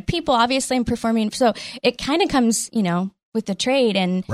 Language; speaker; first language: English; early bilingual, other home language; Spanish